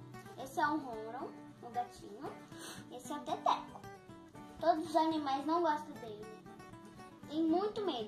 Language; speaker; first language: Portuguese; native; Portuguese